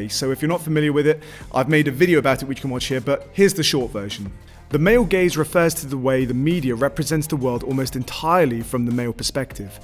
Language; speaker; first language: English; native; English